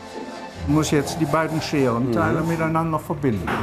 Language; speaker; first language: German; native; German